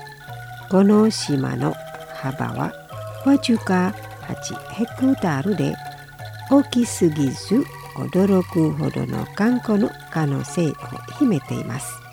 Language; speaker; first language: Japanese; non-native, fluent; Indonesian